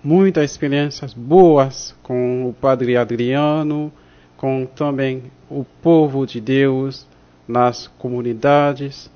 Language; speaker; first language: Portuguese; non-native, fluent; Haitian Creole